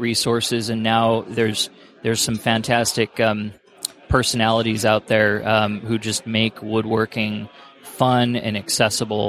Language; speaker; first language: English; native; English